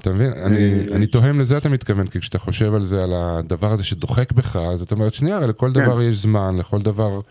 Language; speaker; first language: Hebrew; native; Hebrew